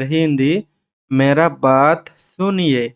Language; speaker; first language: Hindi; non-native, learner; Bangla